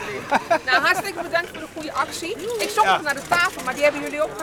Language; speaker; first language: Dutch; native; Dutch